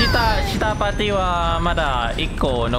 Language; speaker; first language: Japanese; non-native, learner; Thai